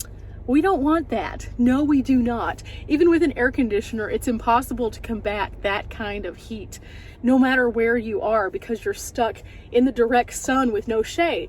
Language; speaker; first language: English; native; English